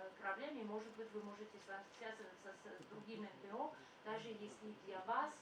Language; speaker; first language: Russian; non-native, fluent; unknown